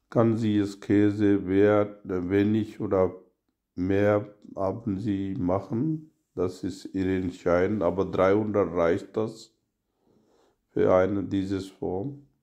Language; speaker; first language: German; non-native, learner; Urdu